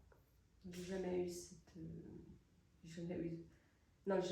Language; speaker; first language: French; non-native, fluent; Portuguese